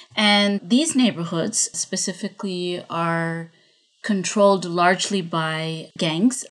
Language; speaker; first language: English; non-native, fluent; Spanish